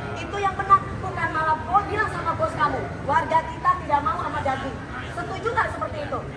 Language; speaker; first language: Indonesian; non-native, local second language; Madurese